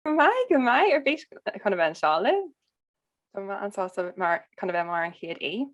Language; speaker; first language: Irish; non-native, local second language; English